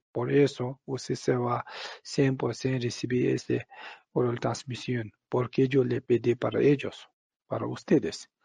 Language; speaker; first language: Spanish; non-native, learner; Tibetan